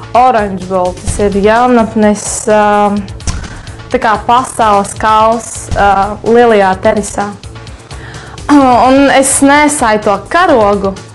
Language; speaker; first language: Latvian; non-native, local second language; Russian